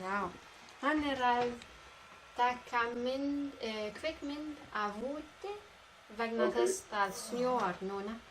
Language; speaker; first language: Icelandic; non-native, learner; French